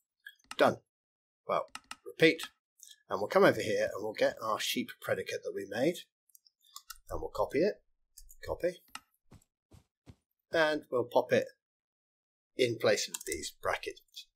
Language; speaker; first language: English; native; English